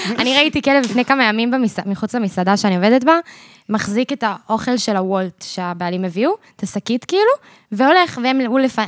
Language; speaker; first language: Hebrew; early bilingual, other home language; English